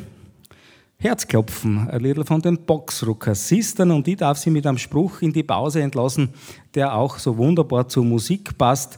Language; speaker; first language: German; native; German